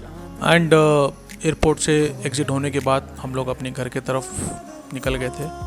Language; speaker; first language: Hindi; native; Hindi